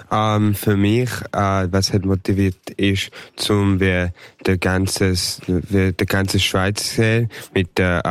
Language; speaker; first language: German; early bilingual, heritage; English